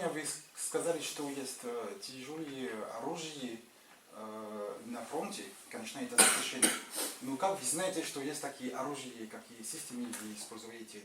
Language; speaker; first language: Russian; non-native, fluent; French